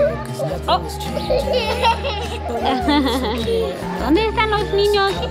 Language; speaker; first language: Spanish; non-native, learner; English